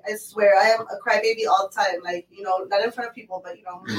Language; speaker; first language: English; early bilingual, other home language; Spanish